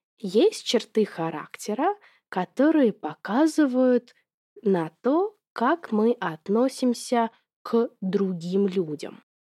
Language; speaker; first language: Russian; native; Russian